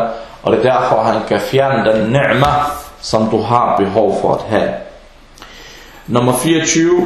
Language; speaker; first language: Danish; non-native, fluent; Arabic